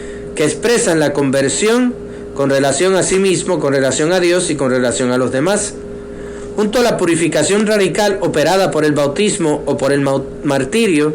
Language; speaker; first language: Spanish; native; Spanish